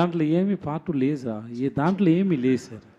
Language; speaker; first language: Telugu; non-native, local second language; Tamil